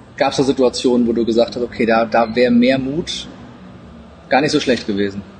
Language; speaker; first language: German; native; German